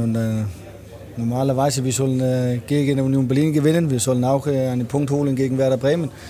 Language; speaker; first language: German; non-native, learner; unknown